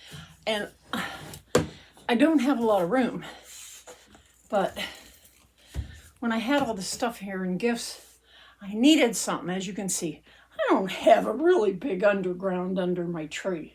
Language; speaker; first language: English; native; English